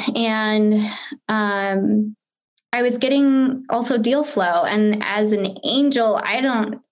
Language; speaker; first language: English; early bilingual, other home language; Spanish